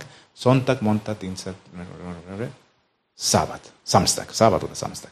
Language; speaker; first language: German; non-native, fluent; Spanish